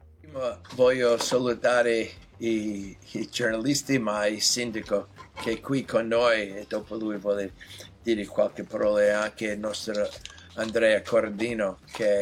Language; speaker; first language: Italian; non-native, fluent; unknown